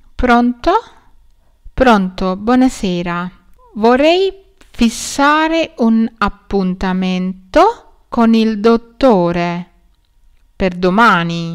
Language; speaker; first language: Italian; non-native, learner; Sinhala